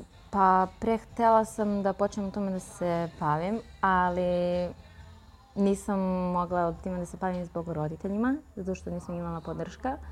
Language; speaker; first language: Croatian; non-native, learner; Chinese